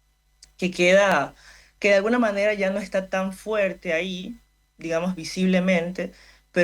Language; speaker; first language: Spanish; native; Spanish